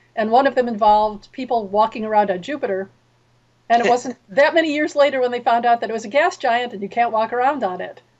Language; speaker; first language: English; native; English